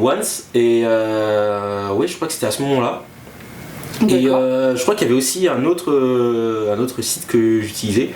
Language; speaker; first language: French; native; French